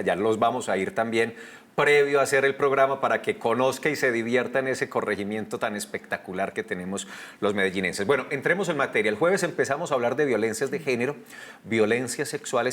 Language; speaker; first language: Spanish; native; Spanish